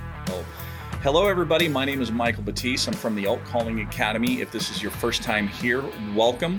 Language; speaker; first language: English; native; English